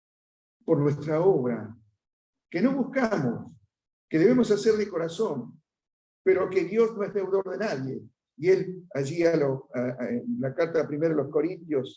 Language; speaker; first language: Spanish; native; Spanish